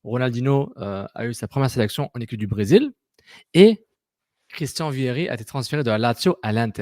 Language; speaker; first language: French; native; French